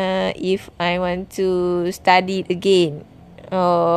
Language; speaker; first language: English; non-native, learner; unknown